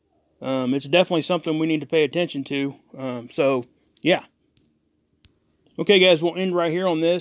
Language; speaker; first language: English; native; English